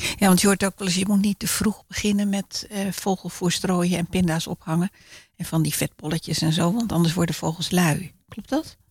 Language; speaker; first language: Dutch; native; Dutch